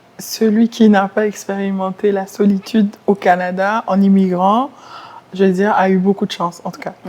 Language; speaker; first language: French; non-native, local second language; Lingala